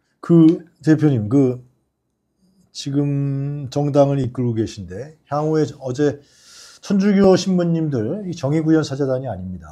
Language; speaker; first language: Korean; native; Korean